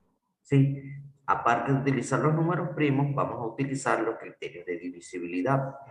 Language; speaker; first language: Spanish; native; Spanish